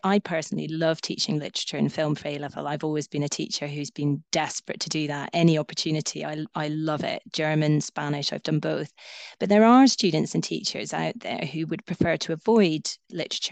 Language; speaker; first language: English; native; English